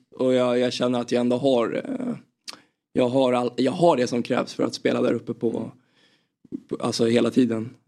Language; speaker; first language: Swedish; native; Swedish